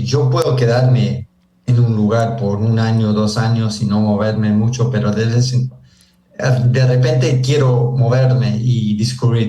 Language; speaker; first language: Spanish; early bilingual, heritage; Spanish